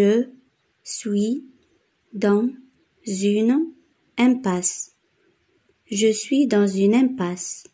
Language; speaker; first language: French; non-native, fluent; Arabic